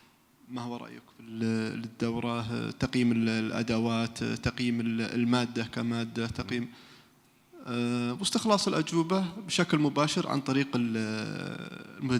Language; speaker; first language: Arabic; native; Arabic